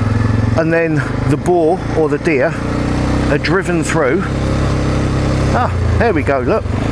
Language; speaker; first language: English; native; English